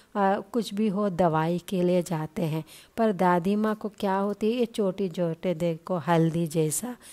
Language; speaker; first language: Hindi; non-native, local second language; Telugu